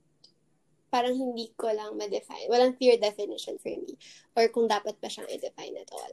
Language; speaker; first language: English; non-native, local second language; Filipino